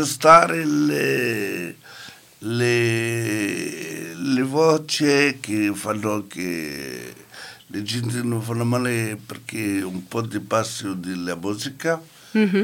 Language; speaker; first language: Italian; non-native, learner; Arabic